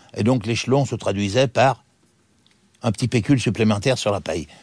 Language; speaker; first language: French; native; French